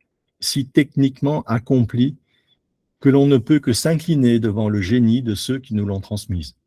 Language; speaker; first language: French; native; French